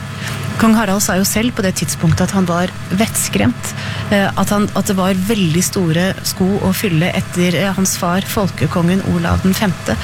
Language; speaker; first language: Norwegian; native; Norwegian